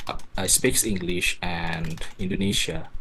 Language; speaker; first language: English; non-native, learner; Indonesian